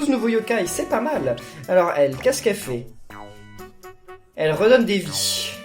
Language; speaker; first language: French; native; French